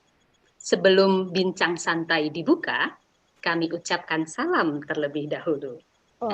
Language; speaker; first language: Indonesian; native; Indonesian